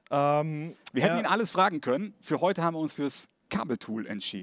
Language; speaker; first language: German; native; German